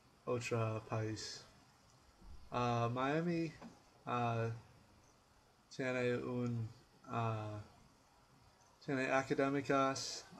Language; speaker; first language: Spanish; non-native, learner; English